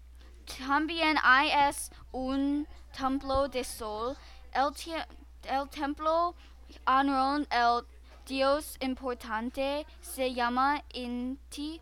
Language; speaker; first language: Spanish; non-native, learner; English